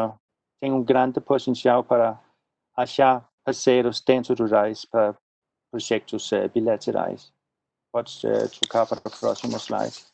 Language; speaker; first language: Portuguese; non-native, fluent; Swedish